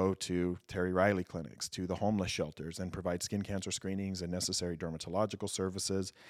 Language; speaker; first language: English; native; English